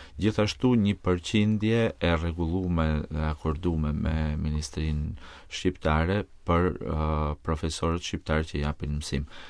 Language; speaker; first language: Albanian; native; Albanian